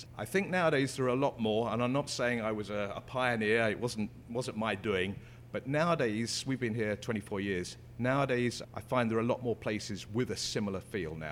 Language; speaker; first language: English; native; English